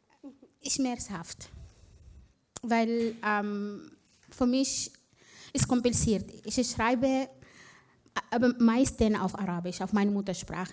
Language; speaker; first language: German; non-native, fluent; Arabic